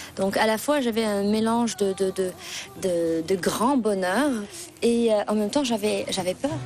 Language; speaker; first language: French; non-native, local second language; Arabic